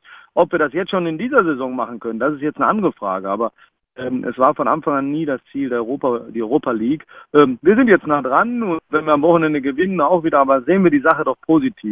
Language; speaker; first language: German; native; German